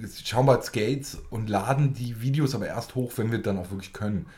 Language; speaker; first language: German; native; German